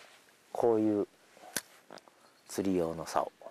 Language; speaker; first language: Japanese; native; Japanese